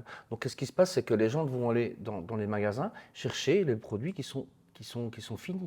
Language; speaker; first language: French; native; French